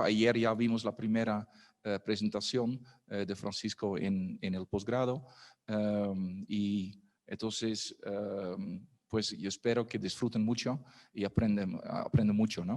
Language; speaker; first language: Spanish; non-native, fluent; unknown